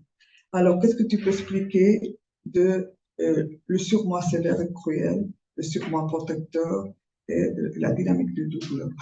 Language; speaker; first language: French; non-native, fluent; Spanish